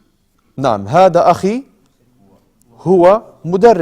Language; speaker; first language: Arabic; non-native, fluent; English